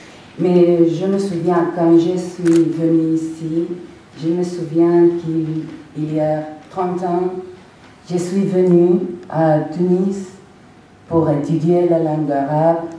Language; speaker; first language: French; non-native, fluent; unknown